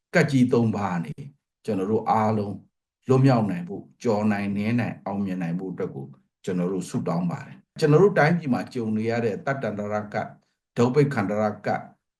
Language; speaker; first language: Burmese; non-native, local second language; Pa'o Karen